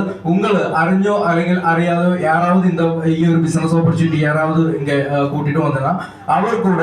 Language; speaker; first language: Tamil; non-native, learner; Malayalam